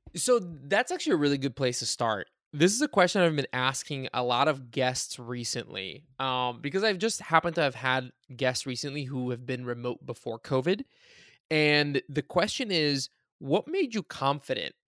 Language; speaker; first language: English; early bilingual, other home language; Bulgarian